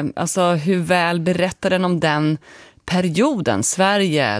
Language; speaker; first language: Swedish; native; Swedish